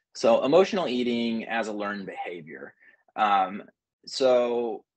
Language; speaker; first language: English; native; English